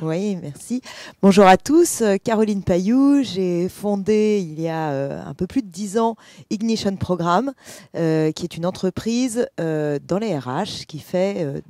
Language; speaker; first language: French; native; French